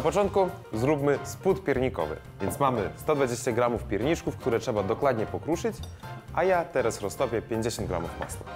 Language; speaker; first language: Polish; native; Polish